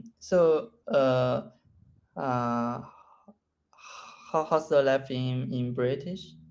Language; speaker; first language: English; non-native, learner; Chinese